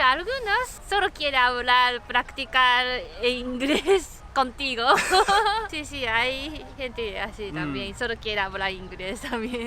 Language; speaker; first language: Spanish; non-native, fluent; Japanese